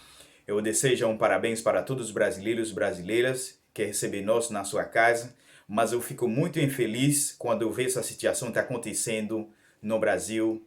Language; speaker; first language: Portuguese; non-native, learner; Haitian Creole